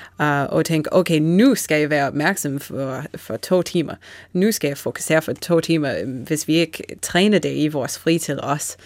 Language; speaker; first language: Danish; non-native, fluent; English